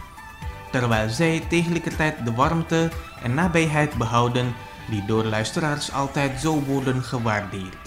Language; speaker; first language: Dutch; non-native, fluent; Indonesian